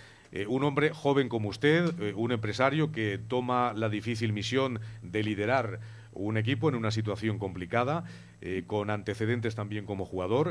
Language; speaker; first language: Spanish; native; Spanish